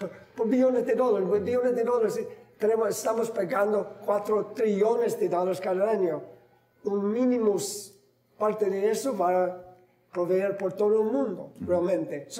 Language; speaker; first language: Spanish; non-native, fluent; English